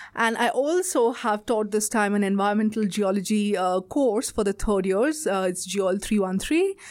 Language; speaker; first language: English; non-native, local second language; Bangla